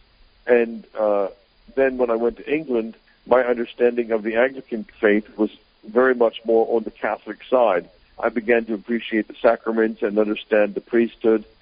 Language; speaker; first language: English; native; English